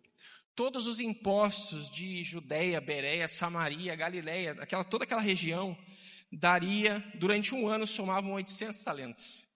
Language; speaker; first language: Portuguese; native; Portuguese